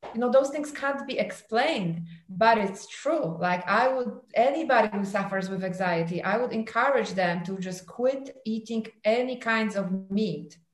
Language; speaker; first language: English; non-native, fluent; Polish